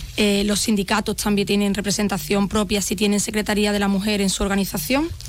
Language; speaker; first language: Spanish; native; Spanish